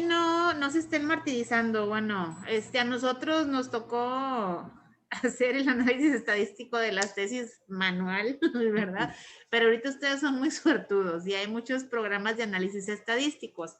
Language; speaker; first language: Spanish; native; Spanish